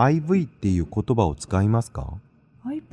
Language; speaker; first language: Japanese; non-native, fluent; Korean